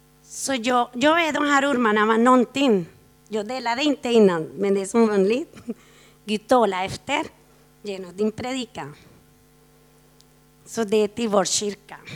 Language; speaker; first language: Swedish; non-native, fluent; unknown